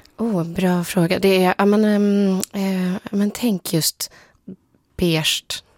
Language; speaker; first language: Swedish; early bilingual, other home language; Polish